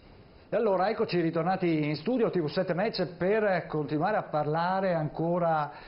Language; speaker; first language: Italian; native; Italian